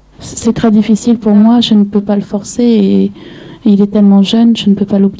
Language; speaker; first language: French; native; French